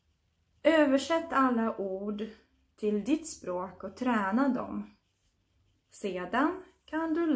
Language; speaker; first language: Swedish; non-native, fluent; Russian